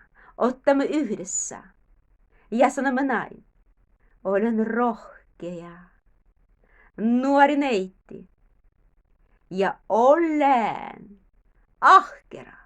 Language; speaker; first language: Finnish; non-native, learner; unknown